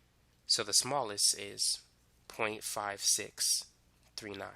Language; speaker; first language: English; native; English